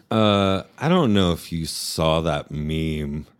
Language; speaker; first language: English; native; English